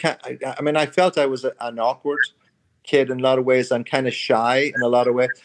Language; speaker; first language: English; native; English